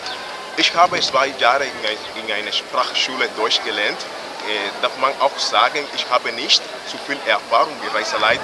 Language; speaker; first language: German; non-native, learner; Spanish